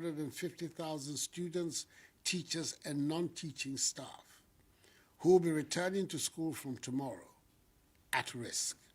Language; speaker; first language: English; non-native, local second language; Akan